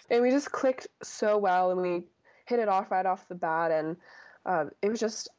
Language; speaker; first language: English; native; English